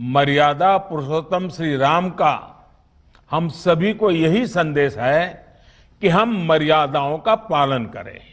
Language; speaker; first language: Hindi; non-native, local second language; Gujarati